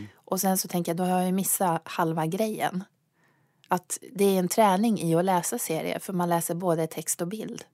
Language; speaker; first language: Swedish; native; Swedish